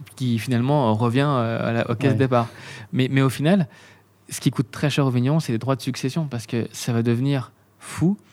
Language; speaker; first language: French; native; French